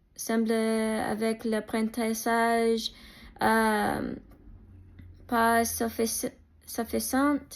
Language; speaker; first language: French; non-native, learner; English